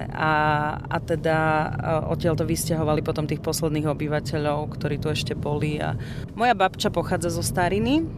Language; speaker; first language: Slovak; native; Slovak